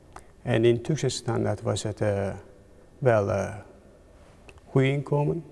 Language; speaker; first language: Dutch; non-native, fluent; Turkish